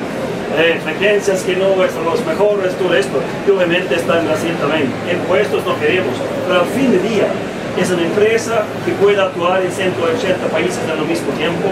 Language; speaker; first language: Spanish; non-native, fluent; Swedish